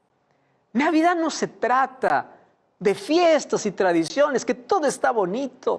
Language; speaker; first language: Spanish; native; Spanish